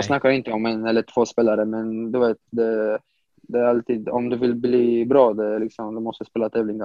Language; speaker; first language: Swedish; non-native, fluent; Romanian